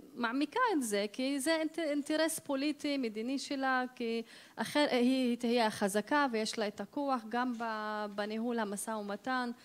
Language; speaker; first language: Hebrew; non-native, local second language; Arabic